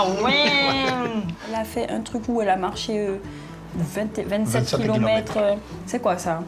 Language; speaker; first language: French; native; French